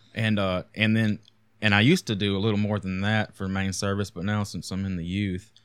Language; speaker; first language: English; native; English